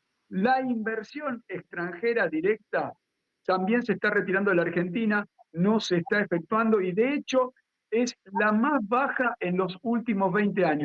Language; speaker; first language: Spanish; native; Spanish